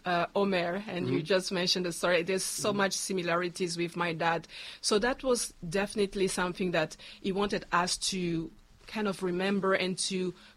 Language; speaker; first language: English; non-native, fluent; Luba-Lulua